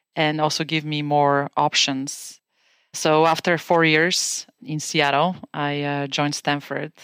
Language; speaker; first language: English; non-native, fluent; Bulgarian